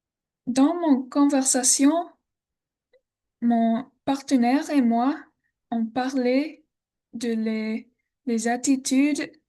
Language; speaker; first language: French; non-native, learner; English